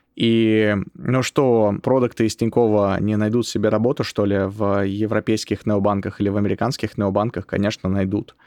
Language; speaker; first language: Russian; native; Russian